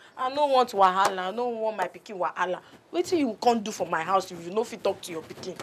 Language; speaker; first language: Nigerian Pidgin; native; Nigerian Pidgin